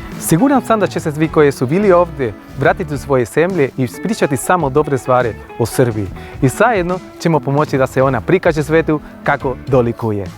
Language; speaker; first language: Bosnian; non-native, fluent; Spanish